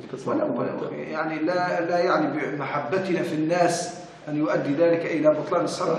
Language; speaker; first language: Arabic; native; Arabic